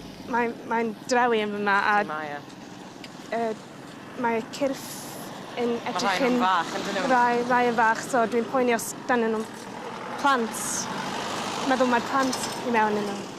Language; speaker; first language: Welsh; non-native, local second language; English